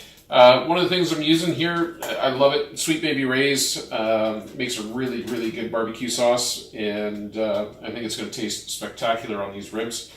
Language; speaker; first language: English; native; English